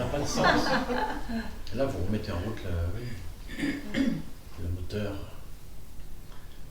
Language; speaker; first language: French; native; French